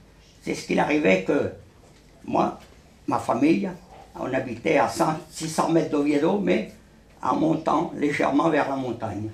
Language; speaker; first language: French; early bilingual, other home language; Spanish